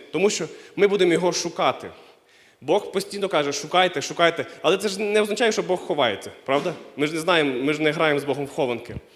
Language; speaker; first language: Ukrainian; non-native, local second language; Russian